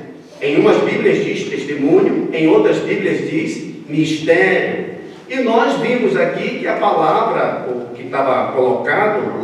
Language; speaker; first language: Portuguese; native; Portuguese